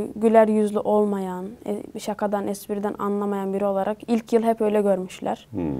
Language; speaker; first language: Turkish; native; Turkish